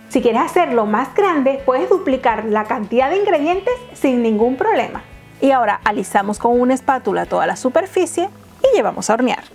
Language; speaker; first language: Spanish; native; Spanish